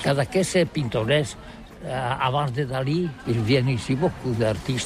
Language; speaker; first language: French; non-native, learner; Catalan